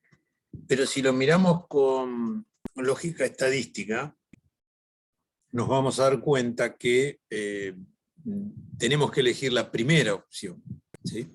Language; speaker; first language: Spanish; native; Spanish